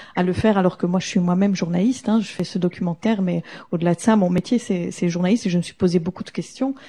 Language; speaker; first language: French; native; French